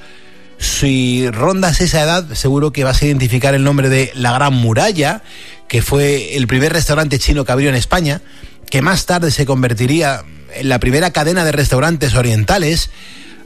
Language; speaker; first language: Spanish; native; Spanish